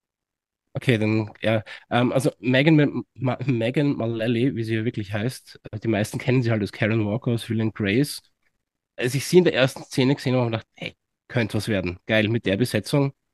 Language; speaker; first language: German; native; German